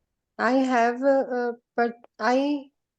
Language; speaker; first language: English; non-native, learner; Hindi